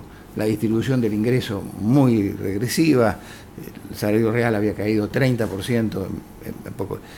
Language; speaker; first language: Spanish; native; Spanish